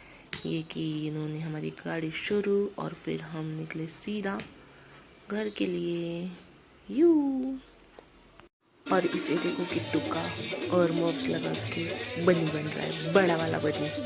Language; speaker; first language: Hindi; native; Hindi